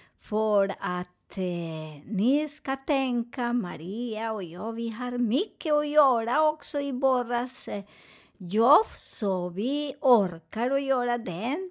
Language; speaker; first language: Swedish; non-native, fluent; Spanish